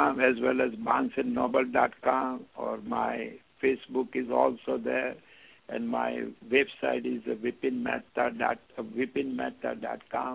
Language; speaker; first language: English; non-native, local second language; Gujarati